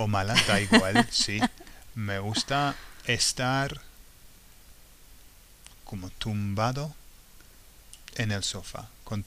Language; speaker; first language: Spanish; non-native, fluent; English